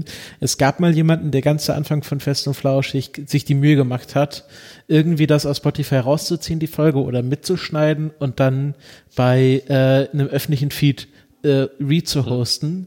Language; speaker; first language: German; native; German